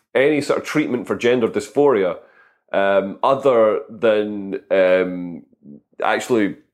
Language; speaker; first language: English; native; English